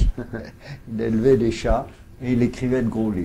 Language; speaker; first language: French; native; French